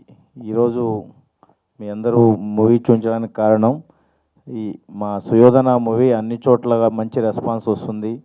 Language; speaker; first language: Telugu; native; Telugu